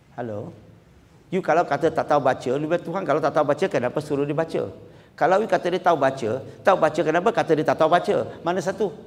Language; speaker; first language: Malay; non-native, local second language; Chinese